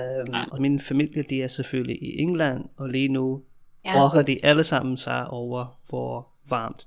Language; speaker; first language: Danish; non-native, fluent; English